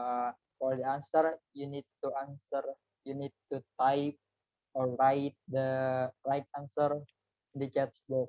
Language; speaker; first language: English; non-native, learner; Indonesian